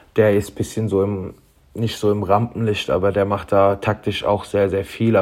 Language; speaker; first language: German; early bilingual, other home language; Turkish